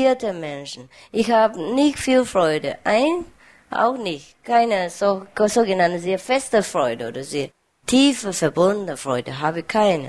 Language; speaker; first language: German; non-native, fluent; Vietnamese